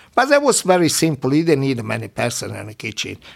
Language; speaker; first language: English; non-native, learner; Italian